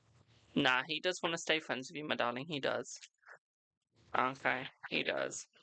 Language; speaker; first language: English; native; English